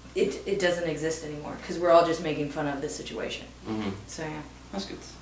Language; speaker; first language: English; native; English